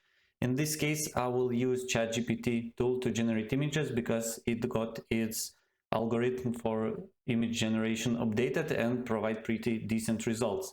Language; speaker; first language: English; non-native, fluent; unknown